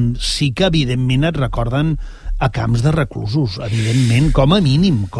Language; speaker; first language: Catalan; native; Catalan